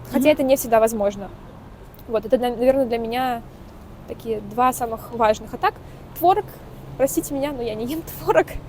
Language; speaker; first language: Russian; native; Russian